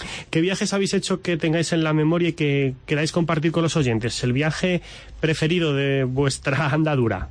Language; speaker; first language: Spanish; native; Spanish